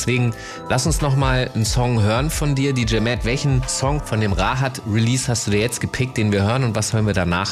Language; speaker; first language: German; native; German